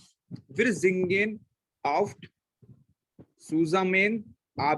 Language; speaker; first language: German; non-native, learner; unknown